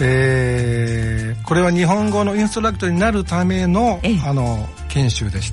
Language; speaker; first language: Japanese; native; Japanese